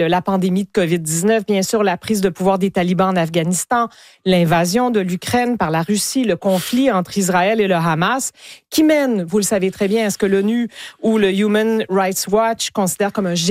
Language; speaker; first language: French; native; French